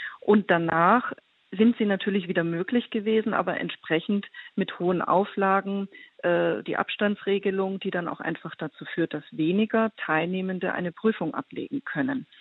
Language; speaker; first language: German; native; German